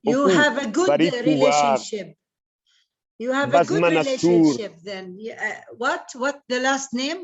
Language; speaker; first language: English; non-native, learner; Arabic